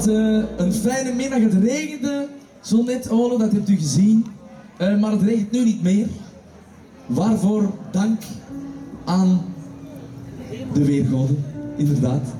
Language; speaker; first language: Dutch; native; Dutch